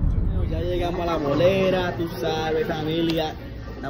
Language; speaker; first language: Spanish; early bilingual, heritage; English